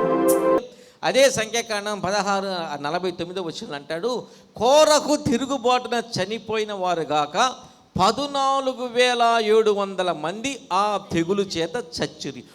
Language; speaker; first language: Telugu; native; Telugu